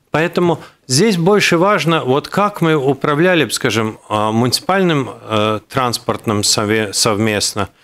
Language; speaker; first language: Russian; non-native, local second language; Latvian